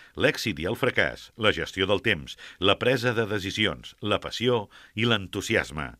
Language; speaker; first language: Catalan; native; Catalan